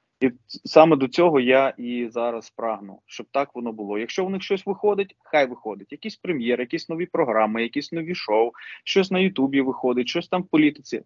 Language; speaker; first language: Ukrainian; non-native, local second language; Russian